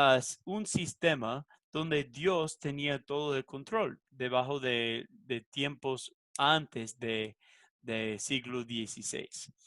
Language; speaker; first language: Spanish; non-native, fluent; English